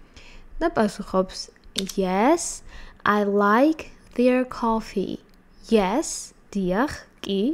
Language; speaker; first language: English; non-native, fluent; Georgian